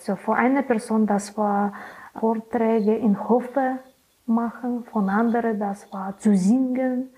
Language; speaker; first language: German; non-native, learner; Belarusian